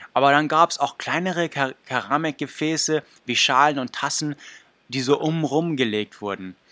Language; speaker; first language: German; non-native, fluent; English